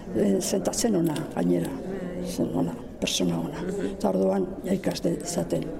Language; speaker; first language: Basque; non-native, local second language; Spanish